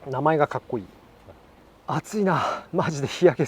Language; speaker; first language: Japanese; native; Japanese